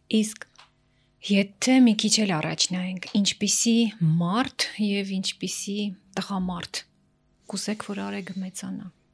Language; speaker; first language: Armenian; native; Armenian